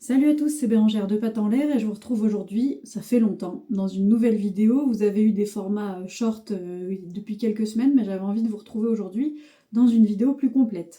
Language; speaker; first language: French; native; French